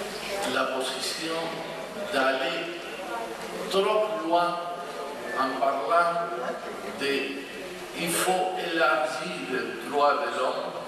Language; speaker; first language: French; non-native, fluent; Spanish